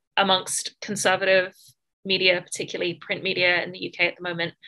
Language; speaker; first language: English; native; English